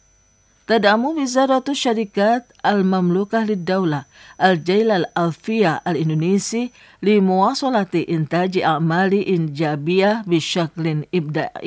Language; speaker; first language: Arabic; non-native, fluent; Indonesian